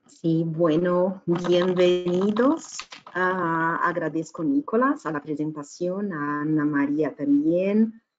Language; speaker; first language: Spanish; non-native, fluent; Portuguese